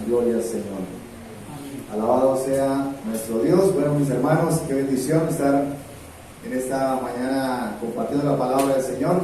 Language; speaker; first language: Spanish; native; Spanish